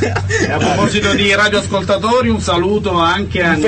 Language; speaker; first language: Italian; native; Italian